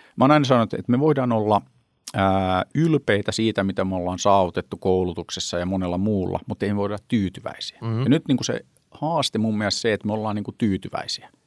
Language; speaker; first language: Finnish; native; Finnish